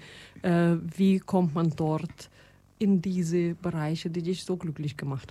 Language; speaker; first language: German; non-native, fluent; Russian